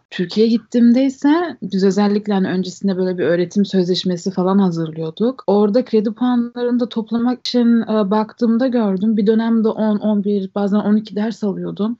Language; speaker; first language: Turkish; early bilingual, heritage; Turkish